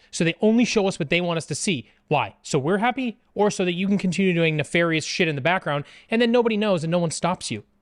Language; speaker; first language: English; native; English